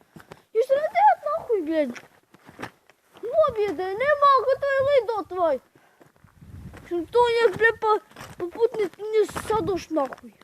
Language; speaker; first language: Latvian; non-native, local second language; Russian